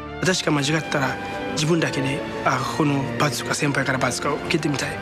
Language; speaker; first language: Japanese; non-native, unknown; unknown